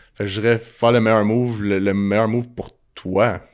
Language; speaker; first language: French; native; French